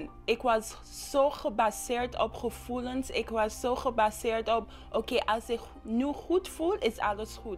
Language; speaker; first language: Dutch; non-native, local second language; English